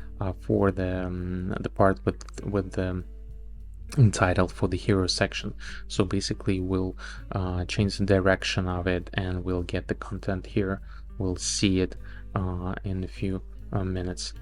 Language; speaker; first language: English; non-native, fluent; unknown